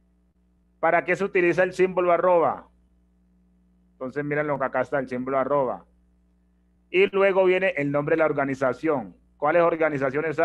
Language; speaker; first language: Spanish; native; Spanish